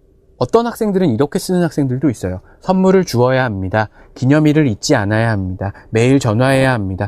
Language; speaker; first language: Korean; native; Korean